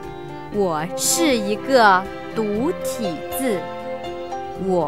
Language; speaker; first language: Chinese; native; Chinese